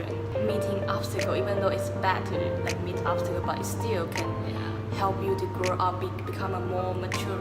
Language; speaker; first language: English; non-native, fluent; Chinese